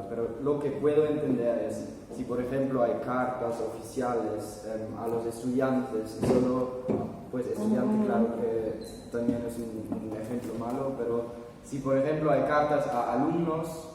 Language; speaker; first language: Spanish; non-native, fluent; German